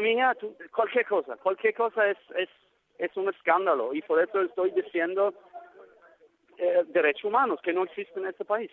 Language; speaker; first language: Spanish; non-native, learner; Norwegian